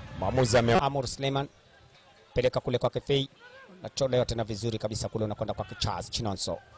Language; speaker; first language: Swahili; native; Swahili